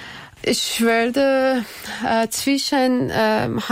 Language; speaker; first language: German; non-native, learner; Persian